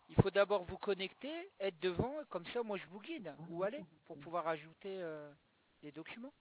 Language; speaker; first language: French; native; French